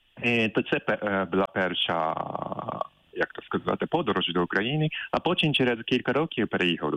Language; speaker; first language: Ukrainian; non-native, fluent; Japanese